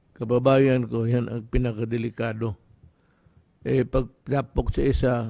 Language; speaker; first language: Filipino; non-native, local second language; Cebuano